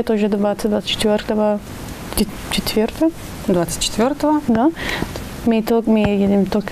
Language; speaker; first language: Russian; non-native, learner; Italian